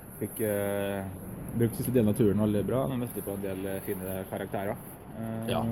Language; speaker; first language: Norwegian; native; Norwegian